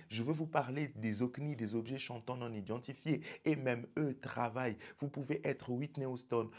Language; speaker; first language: French; non-native, local second language; Lingala